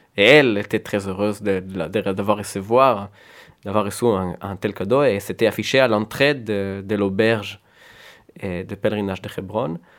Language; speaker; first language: French; non-native, fluent; Hebrew